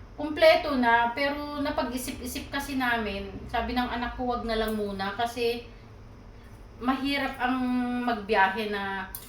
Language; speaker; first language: Filipino; non-native, local second language; Iloko